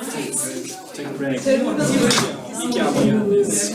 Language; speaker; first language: Italian; non-native, learner; German